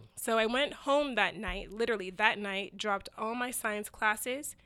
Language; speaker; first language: English; early bilingual, other home language; Yoruba